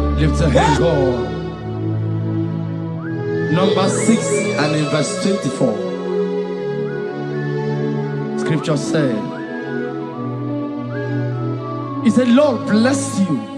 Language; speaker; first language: English; non-native, local second language; Igbo